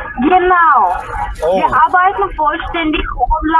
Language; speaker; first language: German; non-native, learner; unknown